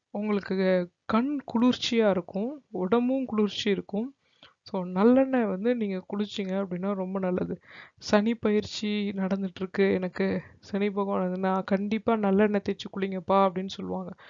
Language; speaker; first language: Tamil; native; Tamil